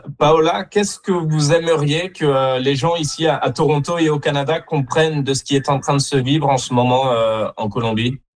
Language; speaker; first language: French; native; French